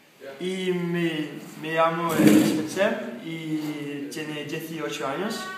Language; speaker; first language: Spanish; non-native, learner; Danish